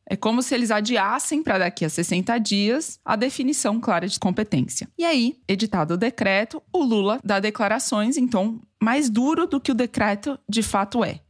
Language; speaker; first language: Portuguese; native; Portuguese